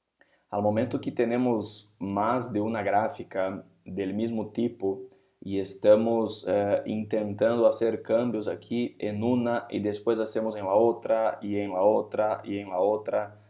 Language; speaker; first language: Spanish; non-native, fluent; Portuguese